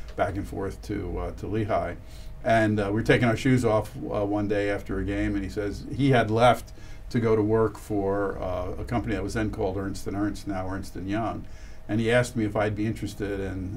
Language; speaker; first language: English; native; English